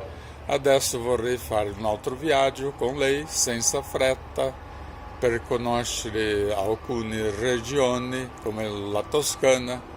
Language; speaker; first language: Italian; non-native, learner; Portuguese